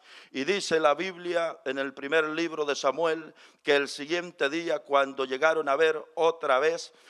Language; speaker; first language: Spanish; native; Spanish